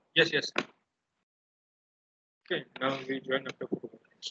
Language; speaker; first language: English; non-native, local second language; Gujarati